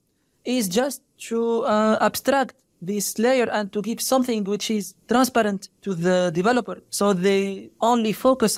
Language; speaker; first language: English; non-native, fluent; Arabic